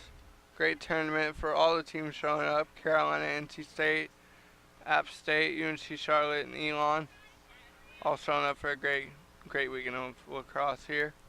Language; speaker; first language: English; native; English